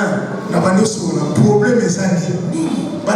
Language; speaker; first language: French; non-native, local second language; Lingala